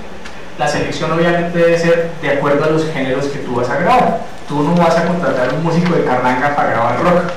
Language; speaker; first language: Spanish; native; Spanish